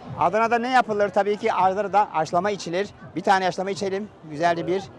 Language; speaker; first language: Turkish; native; Turkish